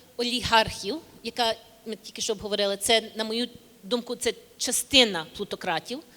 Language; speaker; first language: Ukrainian; early bilingual, heritage; English